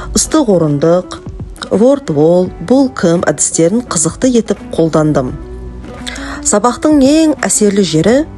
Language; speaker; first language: Kazakh; non-native, local second language; Uzbek